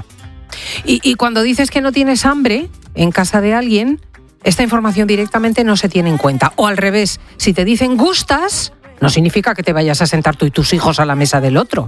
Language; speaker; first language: Spanish; native; Spanish